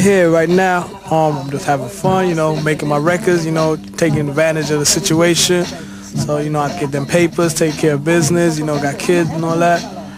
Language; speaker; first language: English; native; English